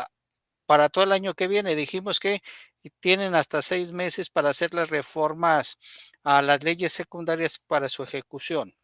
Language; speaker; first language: Spanish; native; Spanish